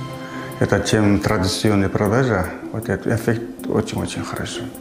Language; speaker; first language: Russian; non-native, learner; Kyrgyz